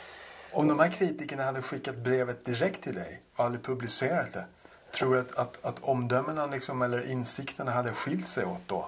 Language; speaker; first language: Swedish; native; Swedish